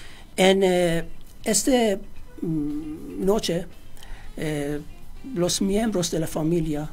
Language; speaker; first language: Spanish; non-native, fluent; Persian